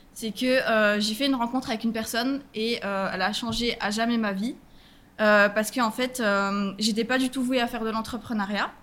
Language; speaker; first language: French; native; French